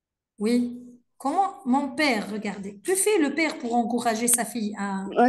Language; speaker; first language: French; non-native, local second language; Arabic